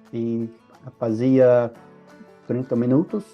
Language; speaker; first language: Portuguese; non-native, fluent; English